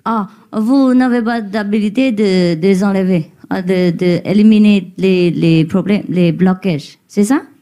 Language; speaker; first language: French; non-native, learner; Vietnamese